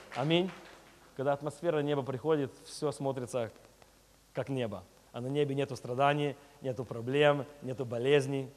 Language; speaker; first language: Russian; early bilingual, heritage; Russian